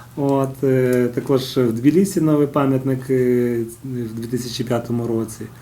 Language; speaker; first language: Ukrainian; native; Ukrainian